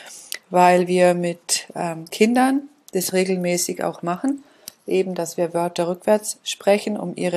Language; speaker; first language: German; native; German